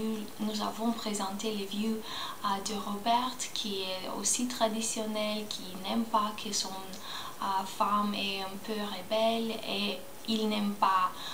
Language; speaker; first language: French; non-native, learner; Spanish